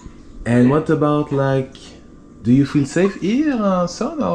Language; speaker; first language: English; non-native, fluent; Spanish